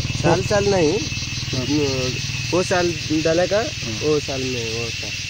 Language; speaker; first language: Hindi; non-native, local second language; Kannada